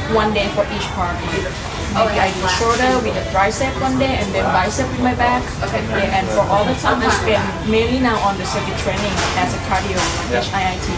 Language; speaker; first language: English; non-native, learner; Thai